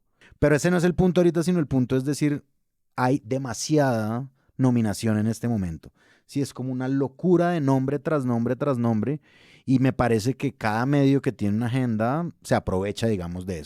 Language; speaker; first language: Spanish; native; Spanish